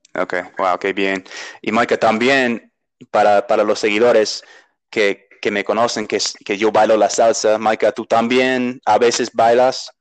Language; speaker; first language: Spanish; non-native, fluent; English